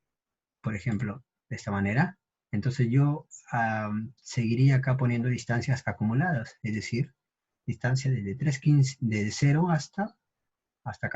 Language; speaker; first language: Spanish; native; Spanish